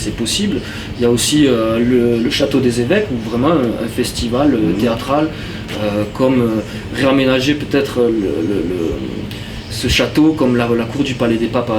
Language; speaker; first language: French; native; French